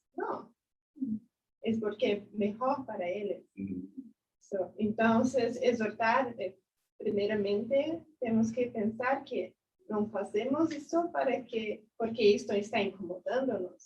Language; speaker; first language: Spanish; non-native, learner; Portuguese